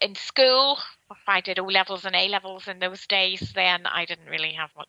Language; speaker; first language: English; native; English